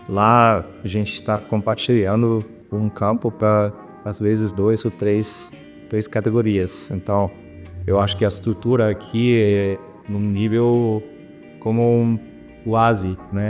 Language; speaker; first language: Portuguese; non-native, fluent; German